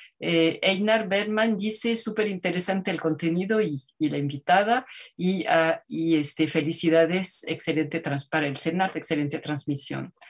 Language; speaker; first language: Spanish; native; Spanish